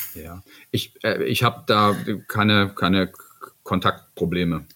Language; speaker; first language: German; native; German